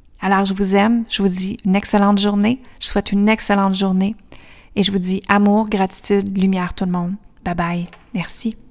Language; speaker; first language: French; native; French